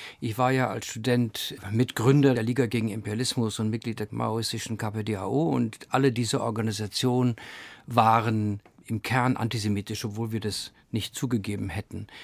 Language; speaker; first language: German; early bilingual, other home language; English